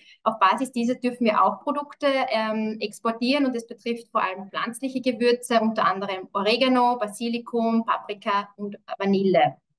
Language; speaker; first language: German; native; German